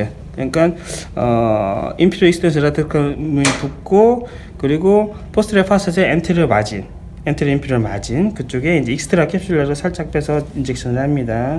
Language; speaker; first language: Korean; native; Korean